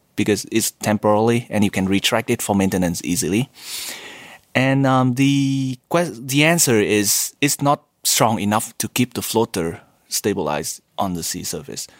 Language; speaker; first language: English; non-native, fluent; Vietnamese